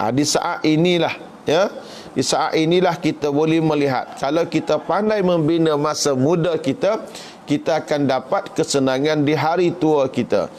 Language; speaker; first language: Malay; native; Malay